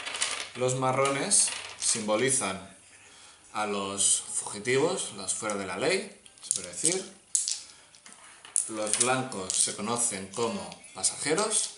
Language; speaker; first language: Spanish; native; Spanish